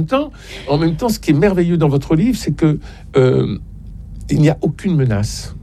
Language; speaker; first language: French; native; French